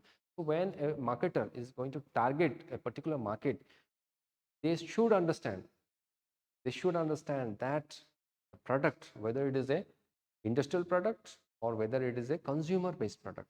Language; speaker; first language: English; non-native, local second language; Odia